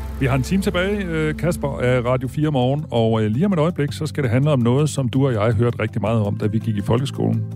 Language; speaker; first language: Danish; native; Danish